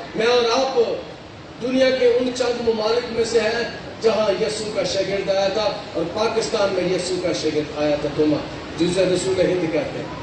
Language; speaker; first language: Urdu; non-native, local second language; Punjabi